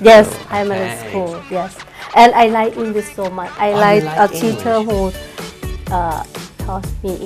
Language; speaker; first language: English; non-native, learner; Thai